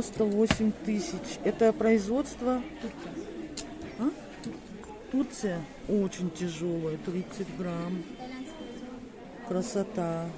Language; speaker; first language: Russian; native; Russian